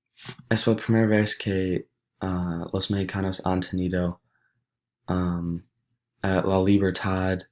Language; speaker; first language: Spanish; non-native, learner; English